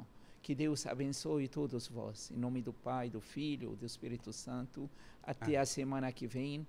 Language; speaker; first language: Portuguese; non-native, learner; Arabic